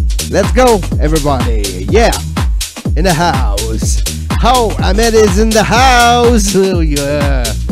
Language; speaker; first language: English; non-native, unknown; French